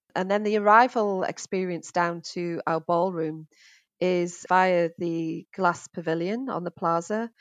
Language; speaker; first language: English; native; English